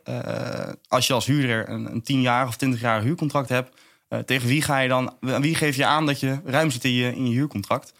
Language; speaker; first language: Dutch; native; Dutch